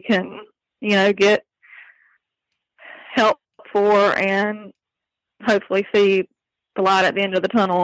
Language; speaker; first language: English; native; English